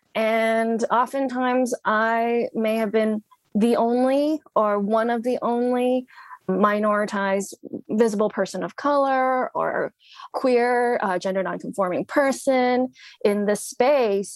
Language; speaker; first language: English; non-native, local second language; Cantonese